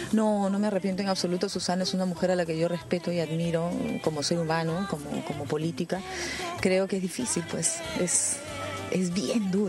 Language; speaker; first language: Spanish; native; Spanish